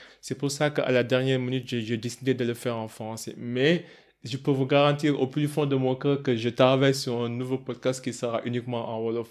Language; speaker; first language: French; non-native, local second language; Wolof